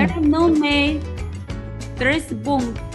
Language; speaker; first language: Spanish; non-native, learner; Chinese